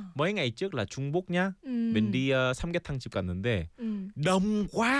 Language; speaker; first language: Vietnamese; non-native, fluent; Korean